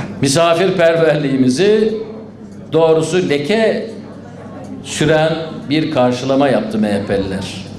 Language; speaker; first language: Turkish; native; Turkish